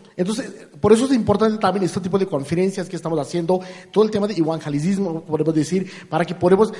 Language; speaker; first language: Spanish; non-native, fluent; Hindi